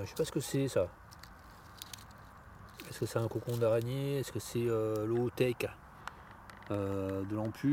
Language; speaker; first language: French; native; French